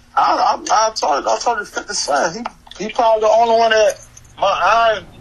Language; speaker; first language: English; early bilingual, other home language; Haitian Creole